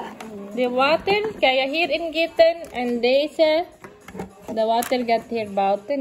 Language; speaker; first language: Dutch; non-native, learner; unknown